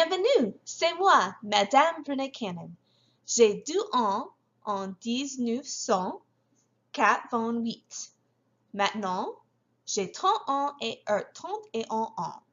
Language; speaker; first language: French; non-native, fluent; English